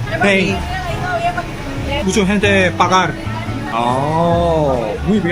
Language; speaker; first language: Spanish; non-native, learner; Korean